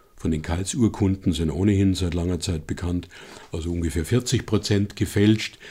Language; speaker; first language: German; native; German